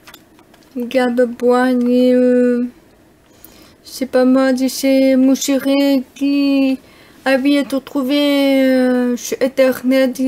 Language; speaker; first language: French; non-native, learner; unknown